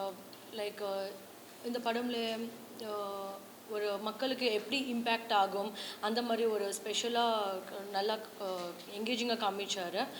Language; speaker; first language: Tamil; non-native, learner; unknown